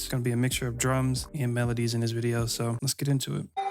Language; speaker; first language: English; native; English